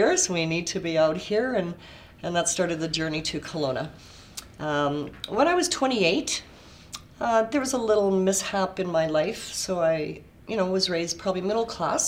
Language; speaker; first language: English; native; English